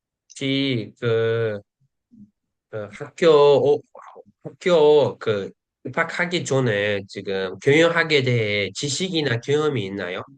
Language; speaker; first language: Korean; non-native, fluent; Uzbek